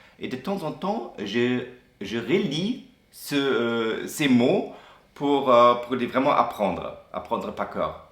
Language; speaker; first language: French; non-native, fluent; German